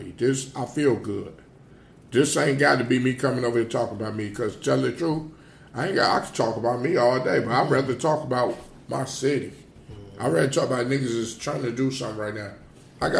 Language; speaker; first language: English; native; English